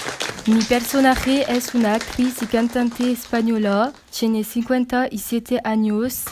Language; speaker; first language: Spanish; non-native, learner; French